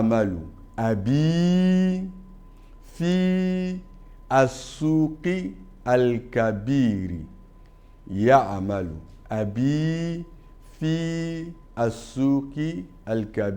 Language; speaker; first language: Arabic; non-native, fluent; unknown